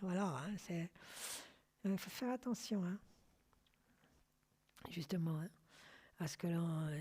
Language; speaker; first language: French; native; French